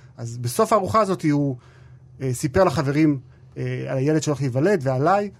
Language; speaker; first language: Hebrew; native; Hebrew